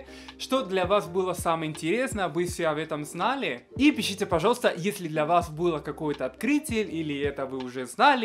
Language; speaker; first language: Russian; non-native, fluent; Spanish